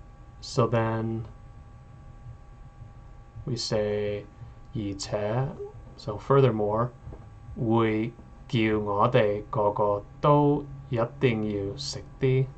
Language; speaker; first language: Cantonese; non-native, learner; English